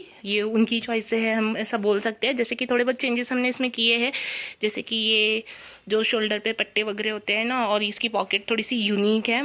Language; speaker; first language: Hindi; native; Hindi